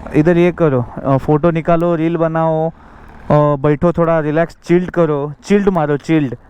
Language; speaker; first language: Hindi; non-native, local second language; Marathi